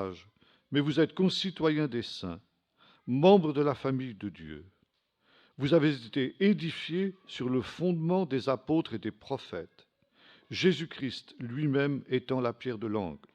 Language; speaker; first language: French; native; French